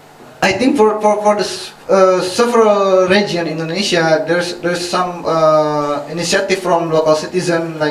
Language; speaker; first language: English; non-native, fluent; Indonesian